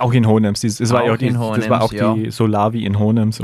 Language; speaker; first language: German; native; German